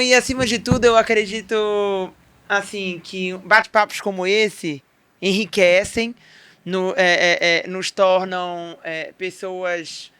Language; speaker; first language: Portuguese; native; Portuguese